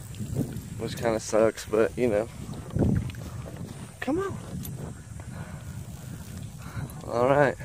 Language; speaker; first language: English; native; English